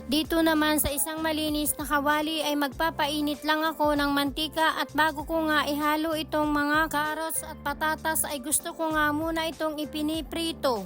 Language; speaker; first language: Filipino; native; Filipino